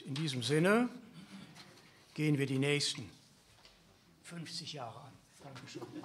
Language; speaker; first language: German; native; German